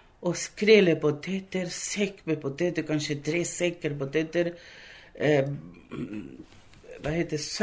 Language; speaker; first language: Norwegian; early bilingual, other home language; Spanish